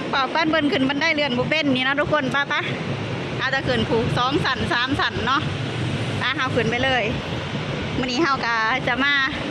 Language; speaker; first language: Thai; non-native, local second language; Northeastern Thai